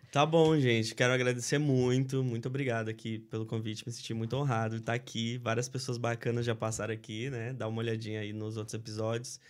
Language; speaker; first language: Portuguese; native; Portuguese